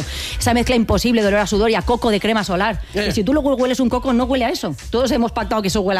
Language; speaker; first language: Spanish; native; Spanish